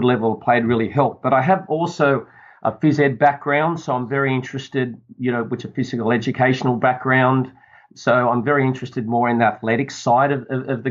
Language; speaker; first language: English; native; English